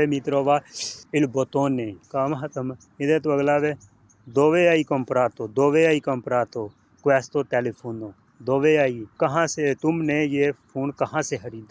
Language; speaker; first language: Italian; non-native, fluent; Punjabi